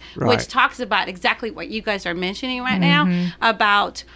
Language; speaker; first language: English; non-native, fluent; Spanish